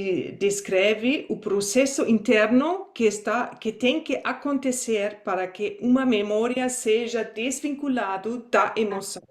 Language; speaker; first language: Portuguese; non-native, fluent; German